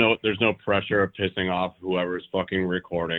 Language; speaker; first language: English; native; English